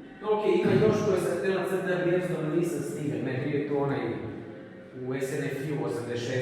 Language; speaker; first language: Croatian; native; Croatian